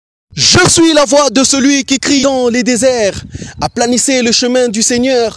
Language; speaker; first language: French; non-native, local second language; Swahili